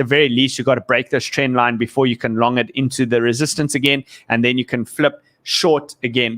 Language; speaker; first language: English; native; English